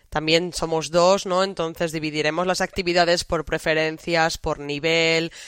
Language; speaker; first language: Spanish; native; Spanish